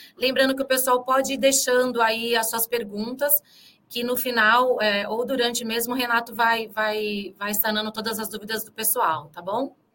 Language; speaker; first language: Portuguese; native; Portuguese